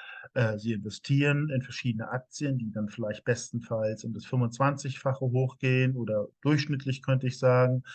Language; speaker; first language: German; native; German